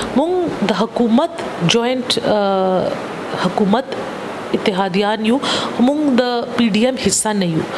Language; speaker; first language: Pashto; non-native, local second language; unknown